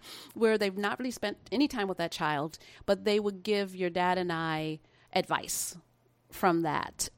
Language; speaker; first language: English; native; English